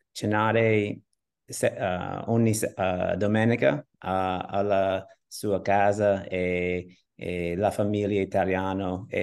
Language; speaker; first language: Italian; non-native, learner; English